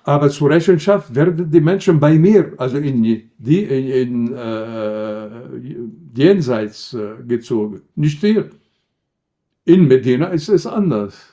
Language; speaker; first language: German; non-native, fluent; Arabic